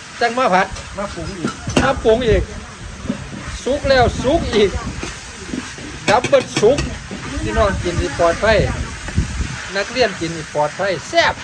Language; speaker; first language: Thai; non-native, local second language; Northeastern Thai